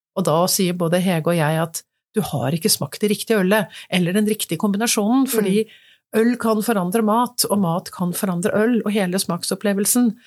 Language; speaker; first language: Norwegian; native; Norwegian